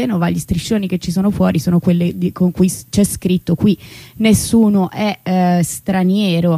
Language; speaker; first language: Italian; native; Italian